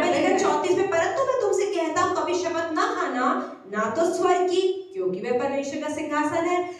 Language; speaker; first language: Hindi; native; Hindi